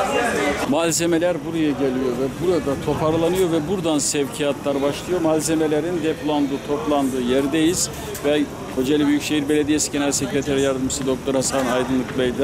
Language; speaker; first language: Turkish; native; Turkish